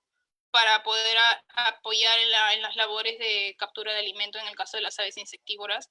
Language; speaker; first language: Spanish; native; Spanish